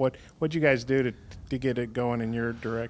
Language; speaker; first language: English; native; English